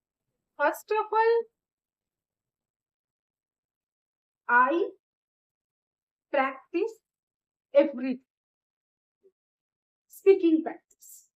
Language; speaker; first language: English; non-native, learner; Bangla